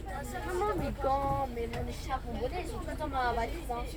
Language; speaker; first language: French; native; French